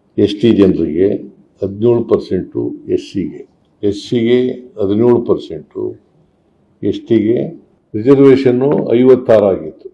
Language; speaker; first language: Kannada; native; Kannada